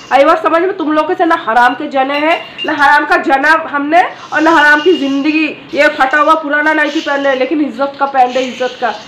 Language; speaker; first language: Hindi; non-native, local second language; Bangla